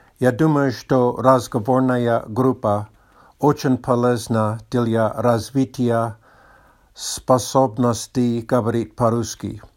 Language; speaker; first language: Russian; non-native, learner; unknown